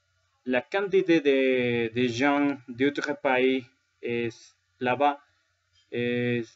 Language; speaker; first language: French; non-native, learner; Spanish